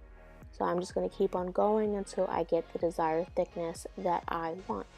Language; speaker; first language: English; native; English